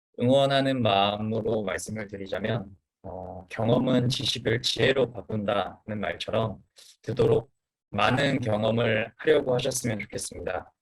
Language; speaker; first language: Korean; native; Korean